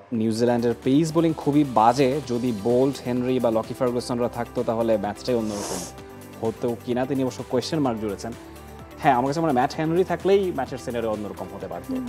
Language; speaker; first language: Bangla; native; Bangla